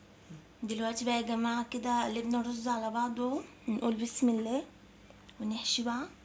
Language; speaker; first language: Arabic; native; Arabic